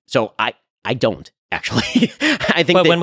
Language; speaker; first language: English; native; English